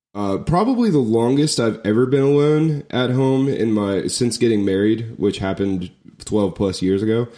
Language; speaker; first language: English; native; English